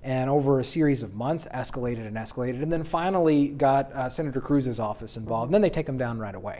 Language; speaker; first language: English; native; English